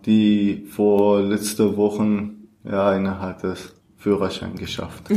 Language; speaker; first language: German; non-native, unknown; Kurdish